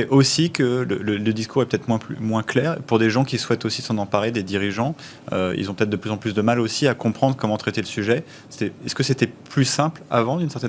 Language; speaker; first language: French; native; French